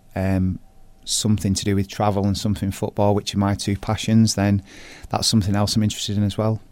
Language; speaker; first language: English; native; English